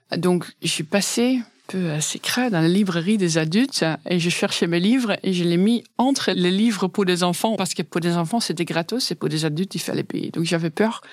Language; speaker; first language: French; non-native, fluent; Dutch